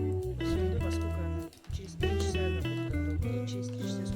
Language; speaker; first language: Russian; non-native, local second language; Azerbaijani